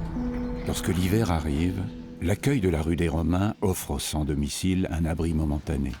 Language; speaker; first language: French; native; French